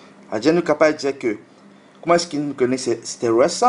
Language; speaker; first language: French; non-native, local second language; Morisyen